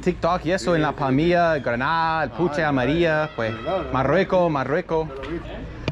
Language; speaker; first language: Spanish; native; Spanish